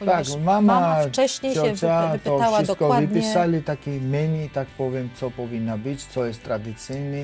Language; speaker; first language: Polish; non-native, learner; Georgian